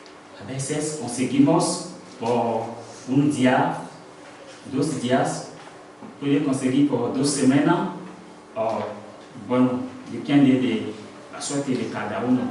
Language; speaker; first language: Spanish; non-native, learner; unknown